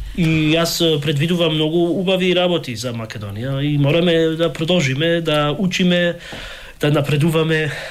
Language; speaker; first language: Macedonian; early bilingual, heritage; Macedonian